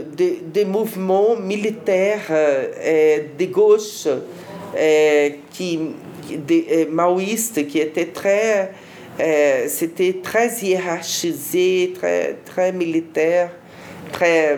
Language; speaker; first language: French; non-native, fluent; Portuguese